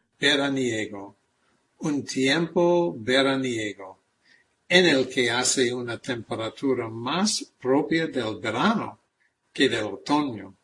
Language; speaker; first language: Spanish; non-native, fluent; English